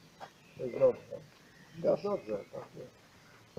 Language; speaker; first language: Polish; non-native, learner; Croatian